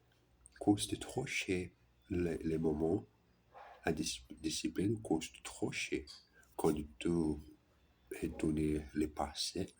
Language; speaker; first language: French; non-native, learner; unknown